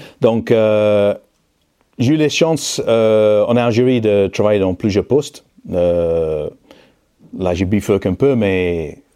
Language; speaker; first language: French; non-native, fluent; English